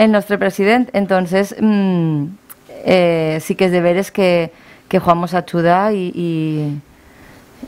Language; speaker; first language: Catalan; non-native, local second language; Spanish